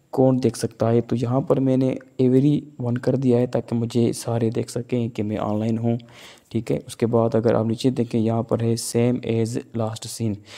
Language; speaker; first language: Urdu; non-native, local second language; Sindhi